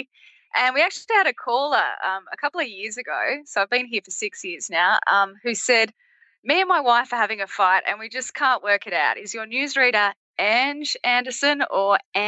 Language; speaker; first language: English; native; English